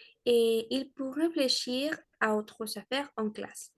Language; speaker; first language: French; non-native, learner; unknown